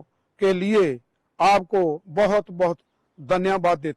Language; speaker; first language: Hindi; non-native, local second language; Punjabi